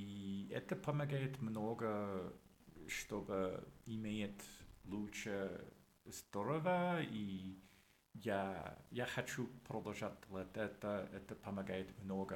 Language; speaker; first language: Russian; non-native, learner; English